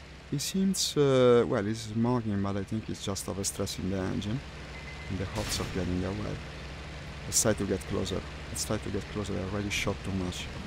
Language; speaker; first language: English; non-native, fluent; Italian